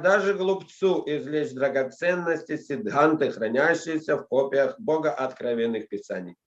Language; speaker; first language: Russian; native; Russian